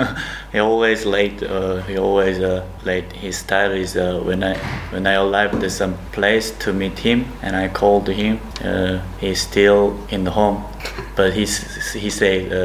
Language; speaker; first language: English; non-native, learner; Korean